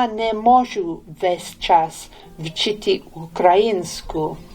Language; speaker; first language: Ukrainian; non-native, learner; English